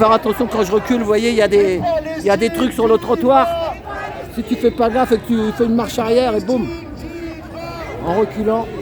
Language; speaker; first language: French; native; French